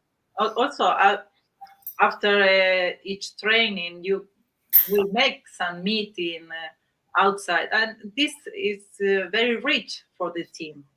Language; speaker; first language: English; non-native, learner; Spanish